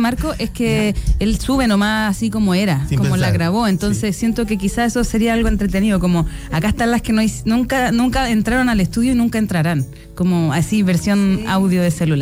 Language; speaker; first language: Spanish; native; Spanish